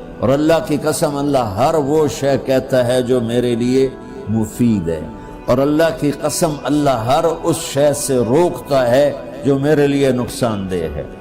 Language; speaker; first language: Urdu; non-native, local second language; Punjabi